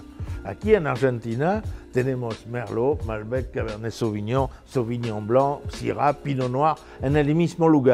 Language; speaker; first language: Spanish; non-native, fluent; French